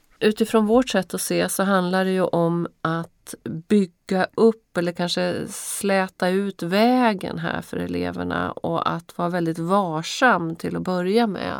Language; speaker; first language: Swedish; native; Swedish